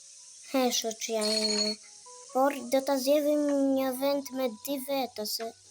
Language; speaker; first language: Albanian; early bilingual, heritage; Albanian